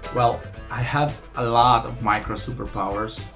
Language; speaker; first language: English; non-native, fluent; Italian